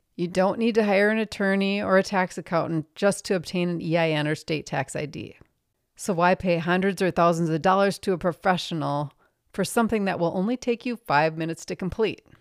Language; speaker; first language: English; native; English